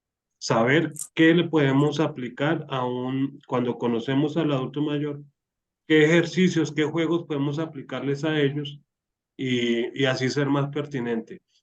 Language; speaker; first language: Spanish; native; Spanish